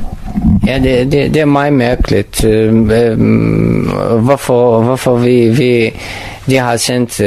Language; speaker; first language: Danish; non-native, learner; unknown